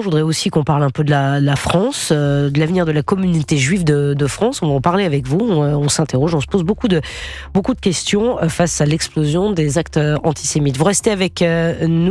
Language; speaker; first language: French; native; French